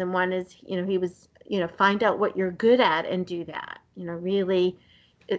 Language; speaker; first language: English; native; English